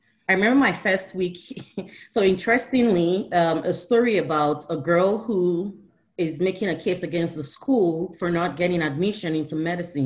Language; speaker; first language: English; non-native, local second language; Igbo